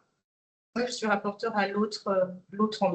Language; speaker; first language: French; native; French